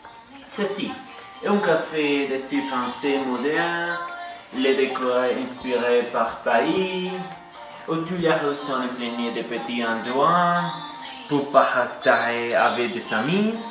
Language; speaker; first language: French; non-native, learner; Spanish